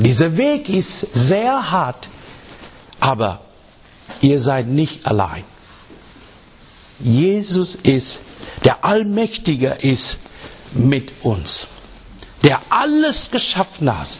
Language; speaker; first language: German; non-native, fluent; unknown